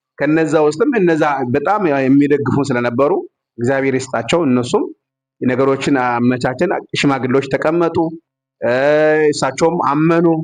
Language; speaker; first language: Amharic; non-native, local second language; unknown